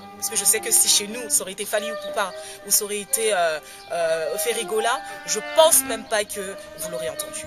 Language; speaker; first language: French; native; French